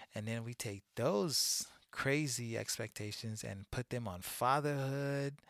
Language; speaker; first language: English; early bilingual, other home language; Haitian Creole